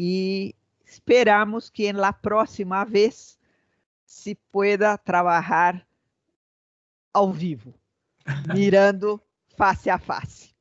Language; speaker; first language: Spanish; non-native, fluent; Portuguese